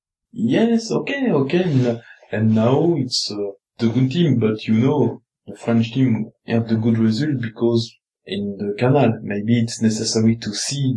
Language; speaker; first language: English; non-native, learner; French